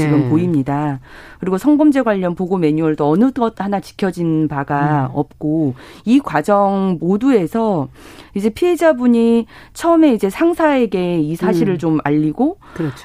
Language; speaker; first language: Korean; native; Korean